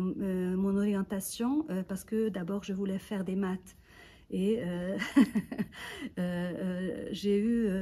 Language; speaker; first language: French; non-native, fluent; Hungarian